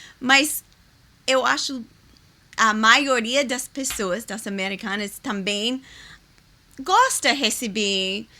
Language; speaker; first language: Portuguese; non-native, learner; English